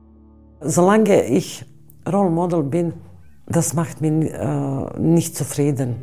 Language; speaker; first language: German; non-native, fluent; Bosnian